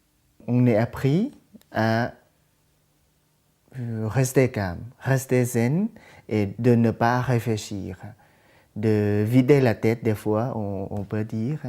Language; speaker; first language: French; non-native, fluent; Thai